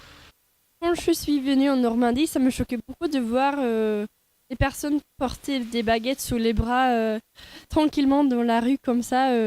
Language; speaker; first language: French; non-native, fluent; Norwegian